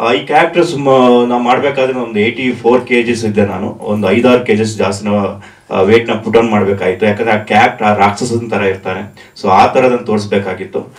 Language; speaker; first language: Kannada; native; Kannada